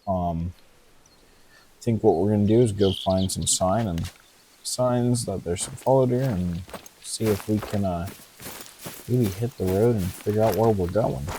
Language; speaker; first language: English; native; English